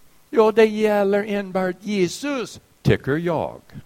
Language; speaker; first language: Swedish; non-native, fluent; English